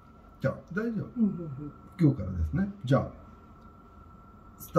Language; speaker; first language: Japanese; non-native, learner; Hindi